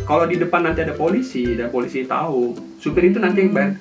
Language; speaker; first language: Indonesian; native; Indonesian